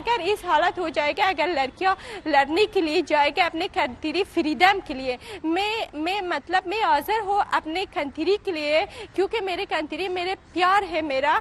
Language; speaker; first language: Hindi; non-native, fluent; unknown